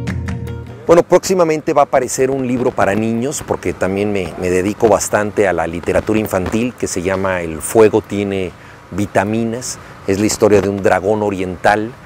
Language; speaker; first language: Spanish; native; Spanish